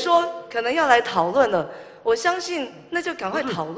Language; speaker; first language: Chinese; native; Chinese